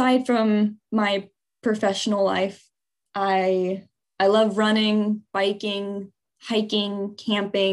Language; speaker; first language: English; native; English